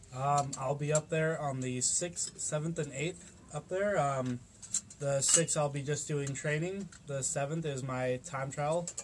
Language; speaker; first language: English; native; English